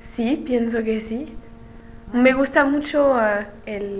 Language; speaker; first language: Spanish; non-native, learner; French